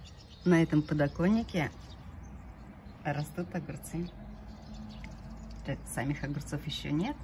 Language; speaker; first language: Russian; native; Russian